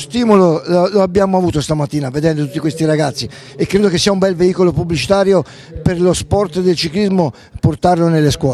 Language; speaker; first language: Italian; native; Italian